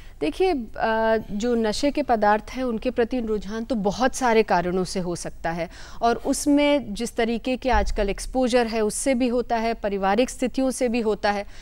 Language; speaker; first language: Hindi; native; Hindi